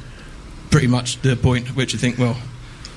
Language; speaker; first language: English; native; English